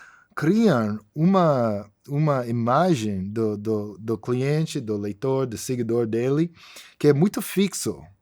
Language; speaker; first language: Portuguese; non-native, fluent; English